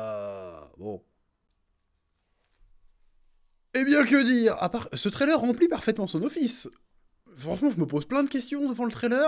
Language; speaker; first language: French; native; French